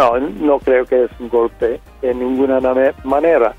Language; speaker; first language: Spanish; non-native, fluent; English